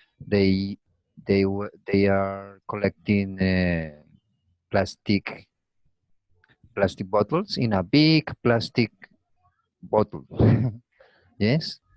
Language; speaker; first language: English; non-native, learner; Spanish